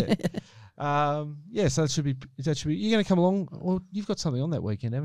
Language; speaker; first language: English; native; English